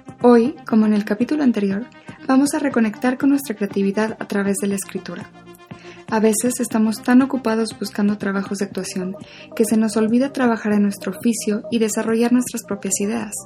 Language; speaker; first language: Spanish; native; Spanish